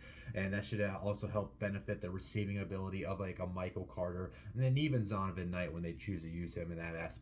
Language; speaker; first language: English; native; English